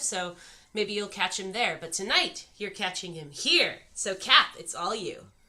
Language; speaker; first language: English; native; English